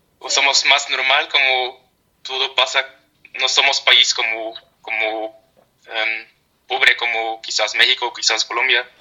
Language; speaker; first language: Spanish; non-native, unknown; Dutch